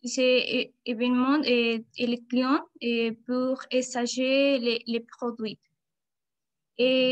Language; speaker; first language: French; non-native, learner; Spanish